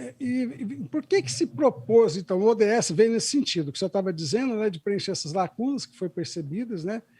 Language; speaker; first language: Portuguese; native; Portuguese